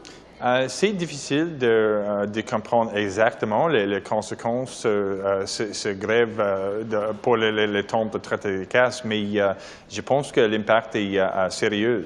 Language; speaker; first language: French; non-native, local second language; English